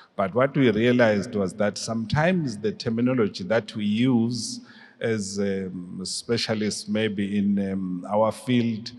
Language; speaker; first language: English; non-native, local second language; Swati